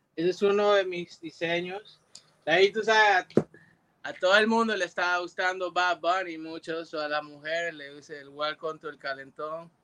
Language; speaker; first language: Spanish; early bilingual, heritage; Spanish